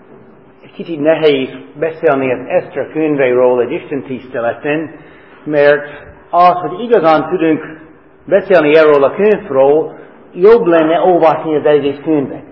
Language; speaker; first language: Hungarian; non-native, fluent; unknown